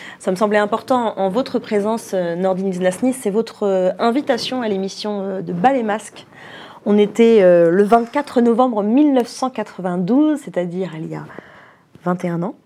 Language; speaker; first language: French; native; French